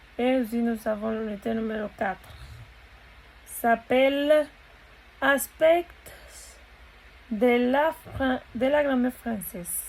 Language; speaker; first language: French; non-native, learner; Spanish